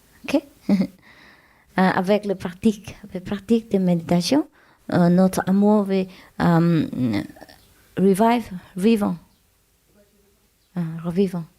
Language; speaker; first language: French; non-native, learner; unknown